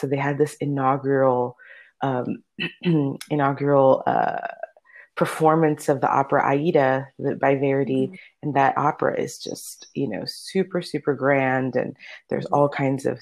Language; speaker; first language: English; early bilingual, other home language; Spanish